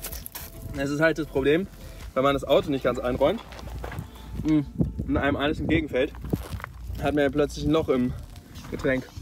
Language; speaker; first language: German; native; German